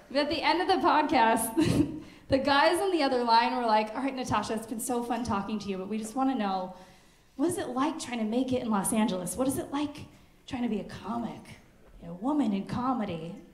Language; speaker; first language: English; native; English